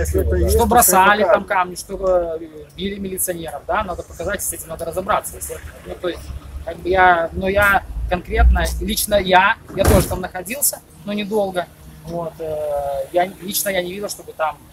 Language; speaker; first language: Russian; native; Russian